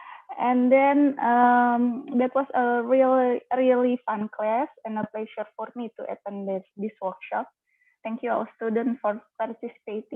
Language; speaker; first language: English; non-native, learner; Indonesian